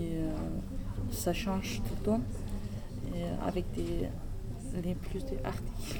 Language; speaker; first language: French; non-native, learner; Kurdish